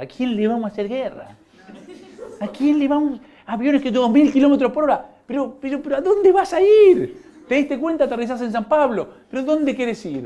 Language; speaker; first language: Spanish; native; Spanish